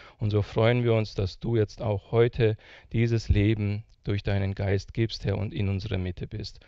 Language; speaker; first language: German; native; German